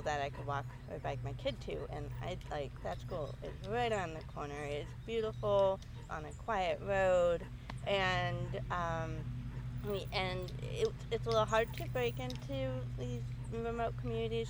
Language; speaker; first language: English; native; English